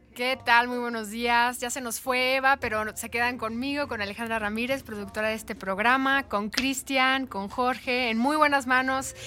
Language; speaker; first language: Spanish; native; Spanish